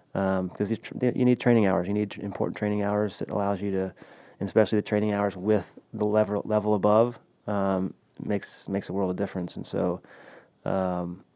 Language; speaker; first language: English; native; English